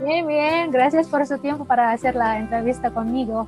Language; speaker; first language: Spanish; non-native, learner; Indonesian